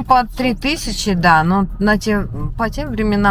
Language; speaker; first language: Russian; native; Russian